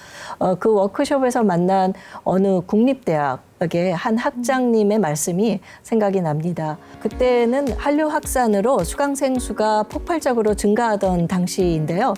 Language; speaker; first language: Korean; native; Korean